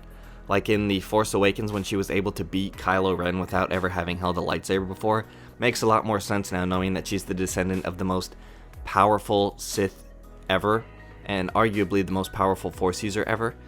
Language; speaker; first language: English; native; English